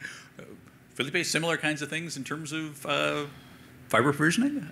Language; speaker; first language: English; native; English